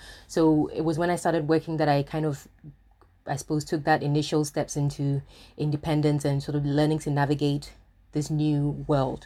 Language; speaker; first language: English; non-native, local second language; Akan